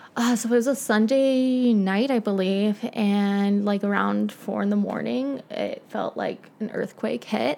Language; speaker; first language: English; native; English